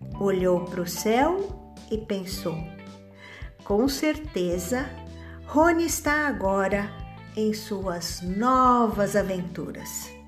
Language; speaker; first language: Portuguese; native; Portuguese